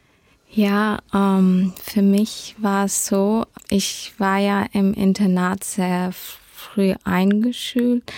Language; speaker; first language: German; early bilingual, heritage; German